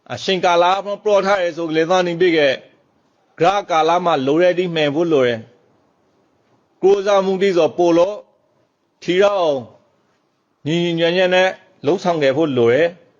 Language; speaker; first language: Burmese; native; Burmese